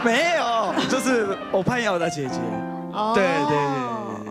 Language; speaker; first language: Chinese; early bilingual, heritage; Chinese